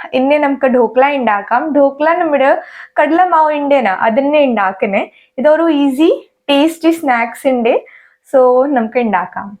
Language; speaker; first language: Malayalam; non-native, learner; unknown